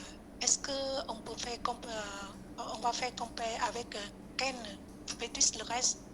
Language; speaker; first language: French; non-native, learner; Vietnamese